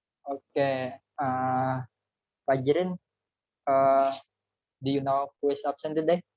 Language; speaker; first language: English; non-native, learner; Indonesian